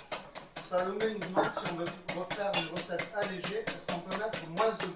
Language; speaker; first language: French; native; French